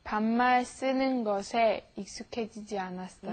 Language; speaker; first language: Korean; non-native, learner; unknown